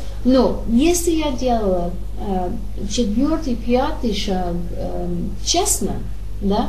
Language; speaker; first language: Russian; non-native, learner; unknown